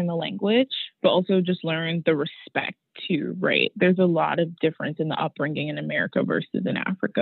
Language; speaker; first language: English; native; English